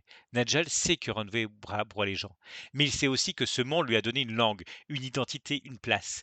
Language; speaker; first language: French; native; French